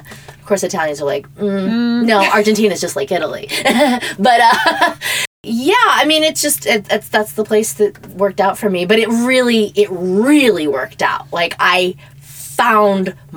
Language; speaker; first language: English; native; English